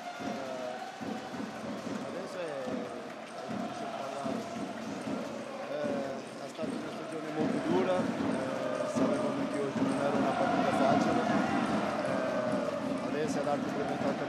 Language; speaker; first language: Italian; non-native, fluent; Portuguese